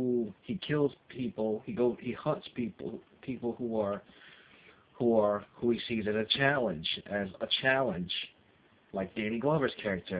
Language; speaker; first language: English; native; English